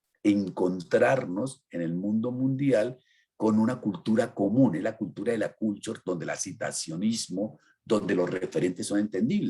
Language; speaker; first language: Spanish; native; Spanish